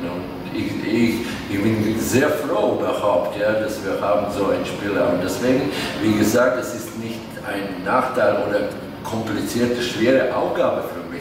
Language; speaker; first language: German; non-native, fluent; Latvian